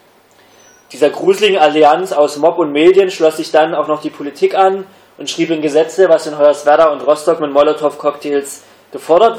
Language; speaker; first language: German; native; German